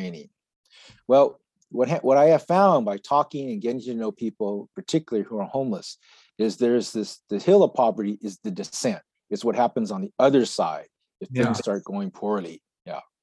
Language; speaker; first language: English; native; English